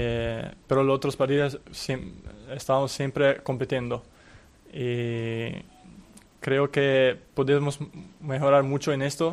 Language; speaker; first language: Spanish; non-native, fluent; Italian